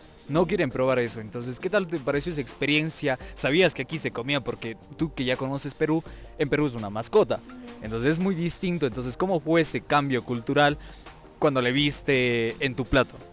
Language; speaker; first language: Spanish; native; Spanish